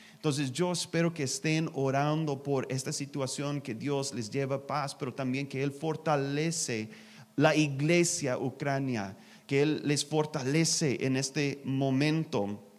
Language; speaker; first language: Spanish; non-native, learner; English